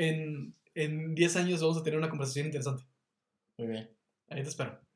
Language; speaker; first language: Spanish; native; Spanish